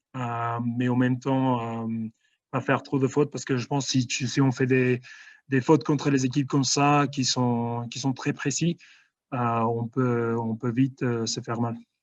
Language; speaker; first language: French; non-native, fluent; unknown